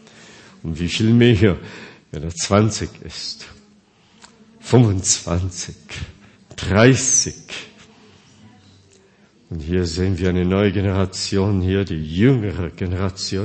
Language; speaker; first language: German; non-native, fluent; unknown